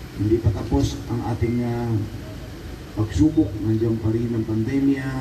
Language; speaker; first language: Filipino; native; Filipino